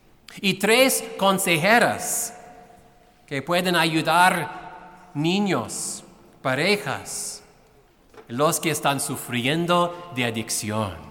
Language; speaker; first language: Spanish; non-native, fluent; English